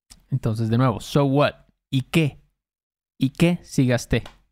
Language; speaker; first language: Spanish; native; Spanish